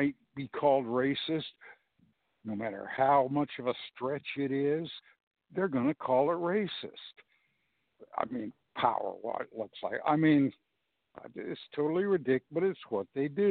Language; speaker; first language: English; native; English